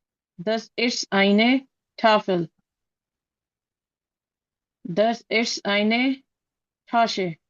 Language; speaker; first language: German; non-native, learner; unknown